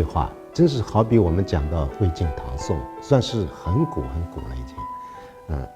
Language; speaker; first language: Chinese; native; Chinese